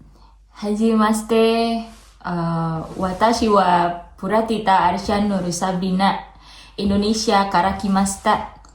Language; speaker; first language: Japanese; non-native, learner; Indonesian